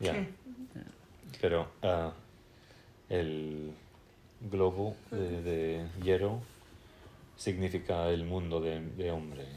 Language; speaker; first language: Spanish; non-native, fluent; English